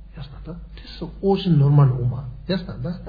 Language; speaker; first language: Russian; non-native, learner; Tibetan